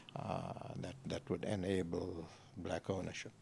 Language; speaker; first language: English; native; English